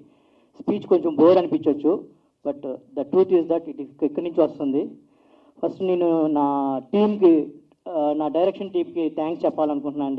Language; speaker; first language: Telugu; native; Telugu